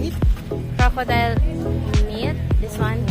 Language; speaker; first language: English; non-native, local second language; Filipino